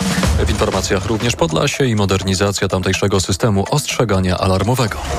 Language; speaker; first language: Polish; native; Polish